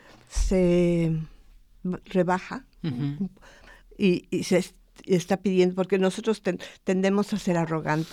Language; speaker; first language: Spanish; native; Spanish